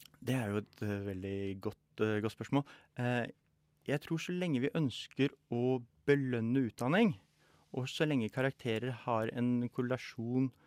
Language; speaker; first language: Norwegian; native; Norwegian